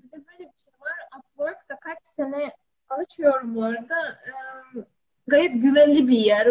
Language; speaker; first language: Turkish; non-native, learner; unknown